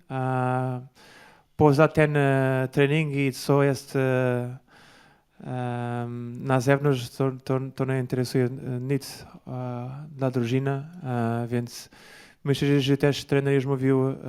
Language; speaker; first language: Polish; non-native, learner; Portuguese